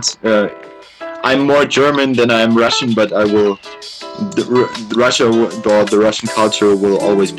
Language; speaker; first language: English; non-native, fluent; German